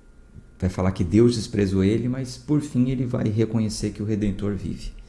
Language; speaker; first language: Portuguese; native; Portuguese